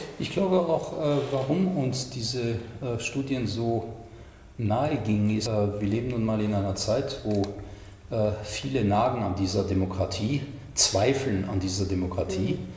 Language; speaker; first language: German; non-native, fluent; French